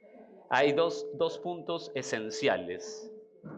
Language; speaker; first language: Spanish; native; Spanish